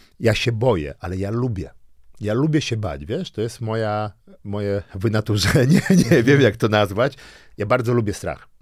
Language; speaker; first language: Polish; early bilingual, other home language; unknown